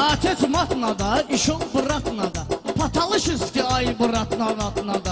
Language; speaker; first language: Russian; non-native, local second language; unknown